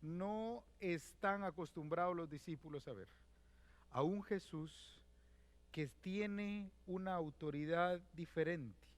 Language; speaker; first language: Spanish; native; Spanish